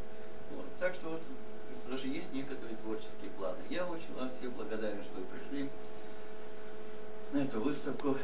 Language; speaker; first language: Russian; native; Russian